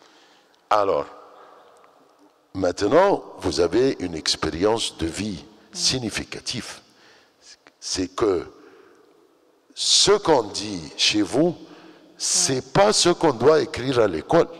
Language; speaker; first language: French; non-native, fluent; Arabic